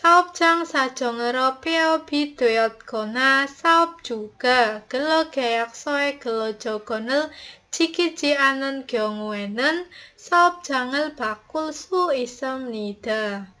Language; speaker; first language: Korean; non-native, learner; Indonesian